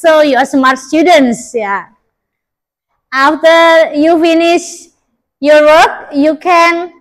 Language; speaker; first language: English; non-native, learner; Indonesian